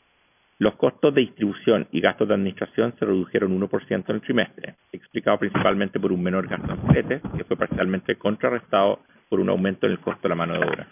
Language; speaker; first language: Spanish; native; Spanish